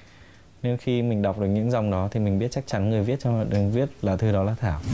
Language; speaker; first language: Vietnamese; native; Vietnamese